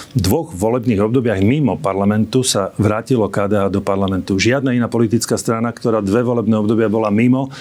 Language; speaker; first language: Slovak; native; Slovak